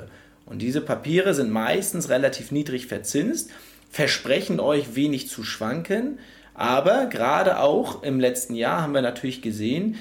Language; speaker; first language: German; native; German